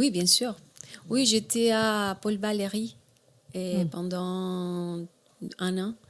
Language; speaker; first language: French; non-native, learner; Spanish